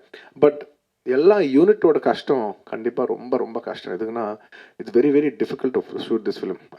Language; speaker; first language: Tamil; non-native, local second language; Telugu